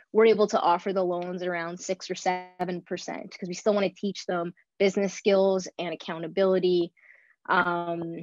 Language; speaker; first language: English; native; English